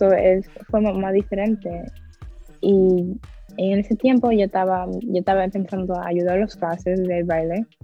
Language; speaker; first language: Spanish; early bilingual, heritage; English